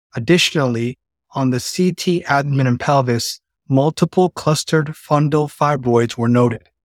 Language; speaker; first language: English; native; English